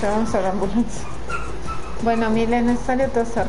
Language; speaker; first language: Spanish; native; Spanish